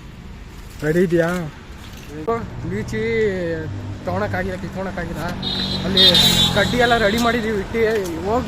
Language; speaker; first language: Kannada; native; Kannada